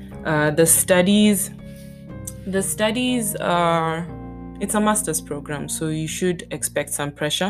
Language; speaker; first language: English; non-native, local second language; Tswana